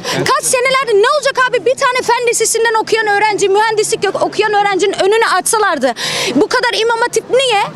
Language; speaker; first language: Turkish; native; Turkish